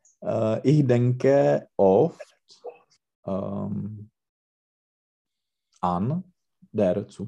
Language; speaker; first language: German; non-native, learner; Czech